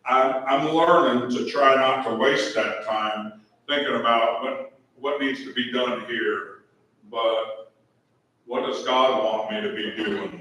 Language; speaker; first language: English; native; English